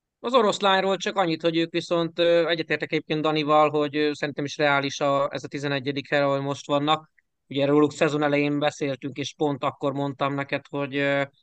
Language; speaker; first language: Hungarian; native; Hungarian